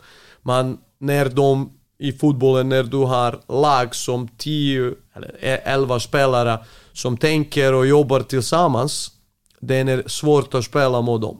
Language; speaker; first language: Swedish; non-native, fluent; Serbian